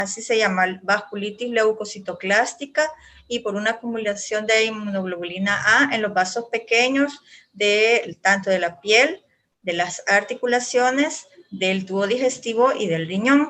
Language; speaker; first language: Spanish; native; Spanish